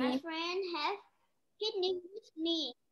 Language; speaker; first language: English; non-native, learner; Vietnamese